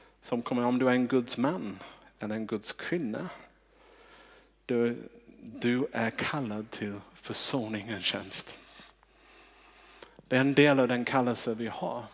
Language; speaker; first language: Swedish; non-native, fluent; English